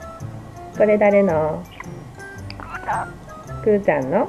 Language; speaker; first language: Japanese; native; Japanese